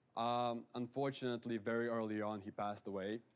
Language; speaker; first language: English; early bilingual, other home language; Ukrainian